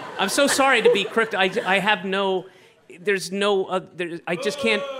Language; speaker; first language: English; native; English